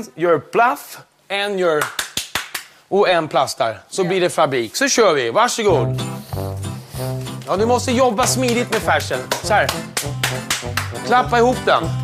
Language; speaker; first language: Swedish; native; Swedish